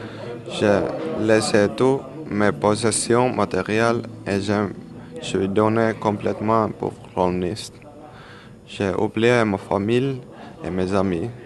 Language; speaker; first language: French; non-native, learner; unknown